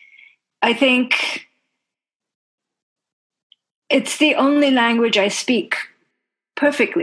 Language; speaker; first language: English; non-native, local second language; Bangla